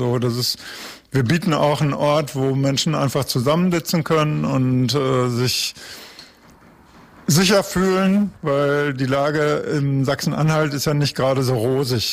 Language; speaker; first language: German; native; German